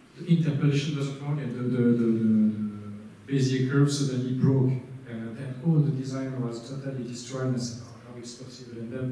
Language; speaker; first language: English; non-native, learner; French